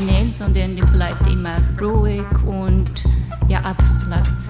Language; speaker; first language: German; non-native, learner; Japanese